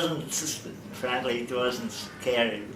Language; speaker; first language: English; non-native, learner; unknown